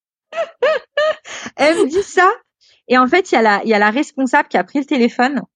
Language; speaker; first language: French; native; French